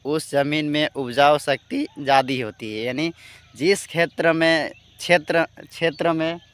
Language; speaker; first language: Hindi; native; Hindi